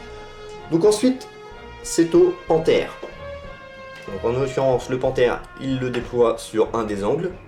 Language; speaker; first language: French; native; French